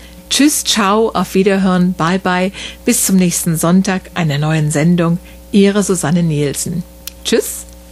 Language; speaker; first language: German; native; German